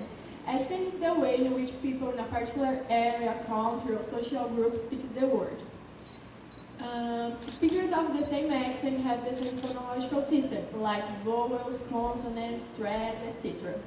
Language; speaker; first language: English; non-native, learner; Portuguese